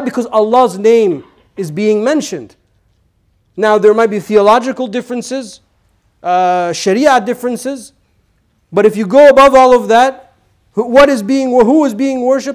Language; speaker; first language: English; native; English